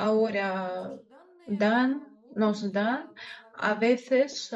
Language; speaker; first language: Spanish; non-native, fluent; Russian